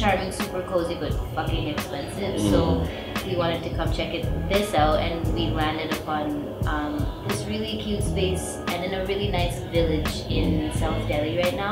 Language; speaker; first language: English; native; English